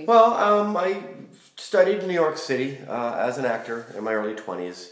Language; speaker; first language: English; native; English